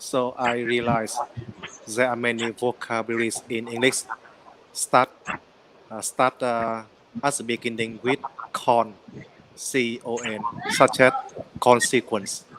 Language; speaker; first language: English; non-native, learner; Vietnamese